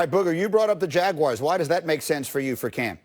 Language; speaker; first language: English; native; English